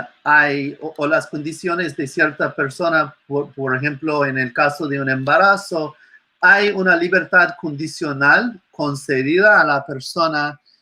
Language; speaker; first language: Spanish; non-native, fluent; English